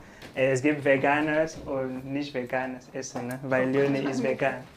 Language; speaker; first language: German; non-native, learner; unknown